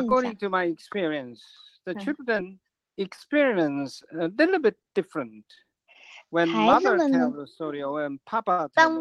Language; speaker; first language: English; non-native, learner; Japanese